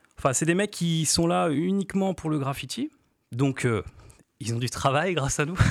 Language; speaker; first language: French; native; French